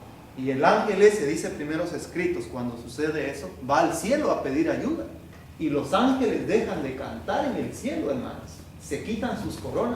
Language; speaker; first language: Spanish; native; Spanish